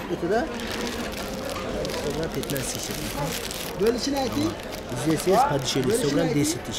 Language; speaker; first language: Russian; non-native, local second language; Uzbek